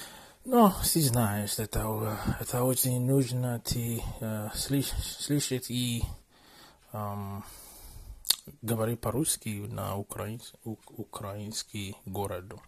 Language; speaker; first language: Russian; non-native, learner; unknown